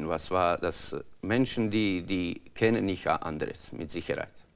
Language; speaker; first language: German; non-native, learner; Croatian